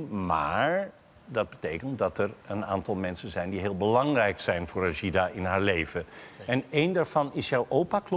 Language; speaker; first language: Dutch; native; Dutch